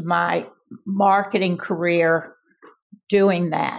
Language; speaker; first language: English; native; English